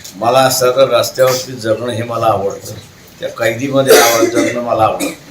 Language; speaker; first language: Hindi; non-native, local second language; Marathi